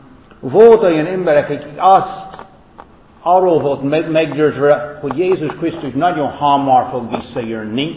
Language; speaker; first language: Hungarian; non-native, fluent; English